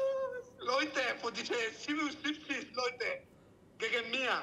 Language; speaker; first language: German; non-native, learner; Spanish